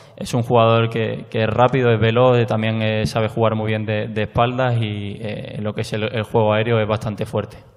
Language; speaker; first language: Spanish; native; Spanish